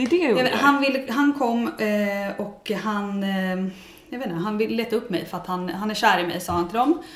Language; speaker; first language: Swedish; native; Swedish